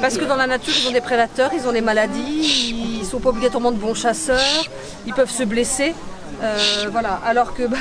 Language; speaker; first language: French; native; French